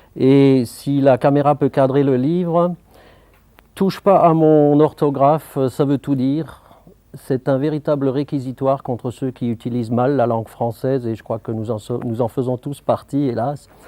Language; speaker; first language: French; native; French